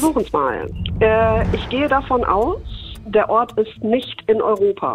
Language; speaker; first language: German; native; German